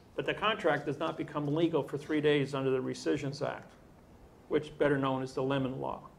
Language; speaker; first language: English; native; English